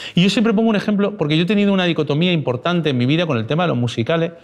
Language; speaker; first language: Spanish; native; Spanish